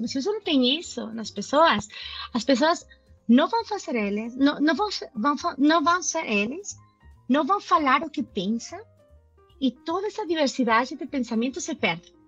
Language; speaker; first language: Portuguese; non-native, fluent; Spanish